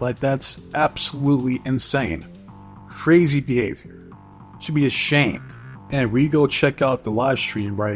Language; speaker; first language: English; native; English